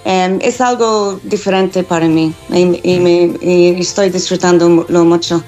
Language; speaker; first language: Spanish; non-native, fluent; English